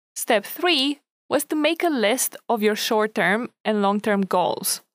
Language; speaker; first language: English; non-native, fluent; Romanian